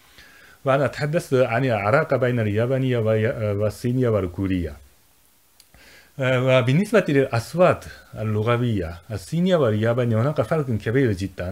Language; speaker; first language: Arabic; non-native, fluent; Japanese